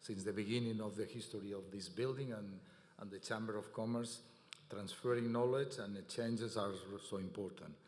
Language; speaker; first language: English; non-native, fluent; Catalan